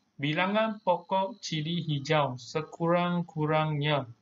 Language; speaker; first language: Malay; non-native, local second language; Chinese